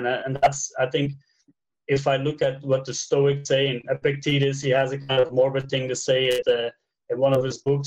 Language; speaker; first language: English; non-native, fluent; Dutch